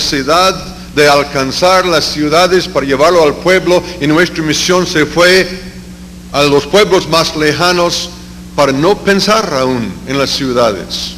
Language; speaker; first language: Spanish; non-native, fluent; English